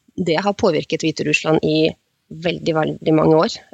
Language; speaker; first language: Norwegian; non-native, fluent; Russian